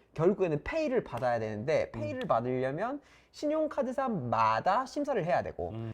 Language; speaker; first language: Korean; non-native, fluent; English